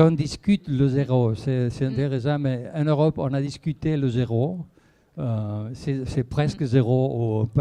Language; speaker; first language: French; non-native, fluent; Spanish